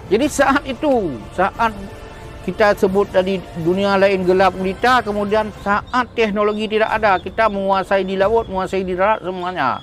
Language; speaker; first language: Malay; non-native, local second language; Achinese